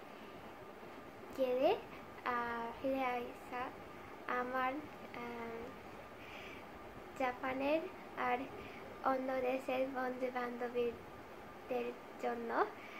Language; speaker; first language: Bangla; non-native, fluent; Japanese